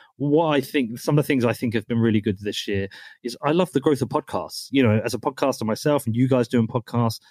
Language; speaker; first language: English; native; English